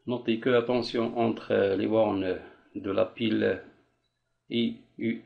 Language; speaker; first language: French; non-native, local second language; Arabic